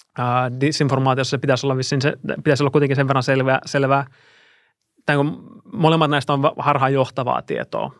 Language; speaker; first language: Finnish; non-native, fluent; Russian